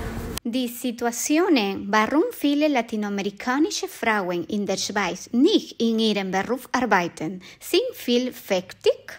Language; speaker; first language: German; non-native, fluent; Spanish